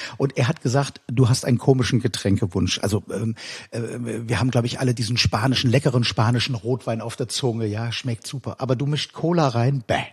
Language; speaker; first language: German; native; German